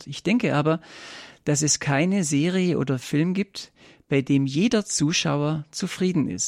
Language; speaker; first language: German; native; German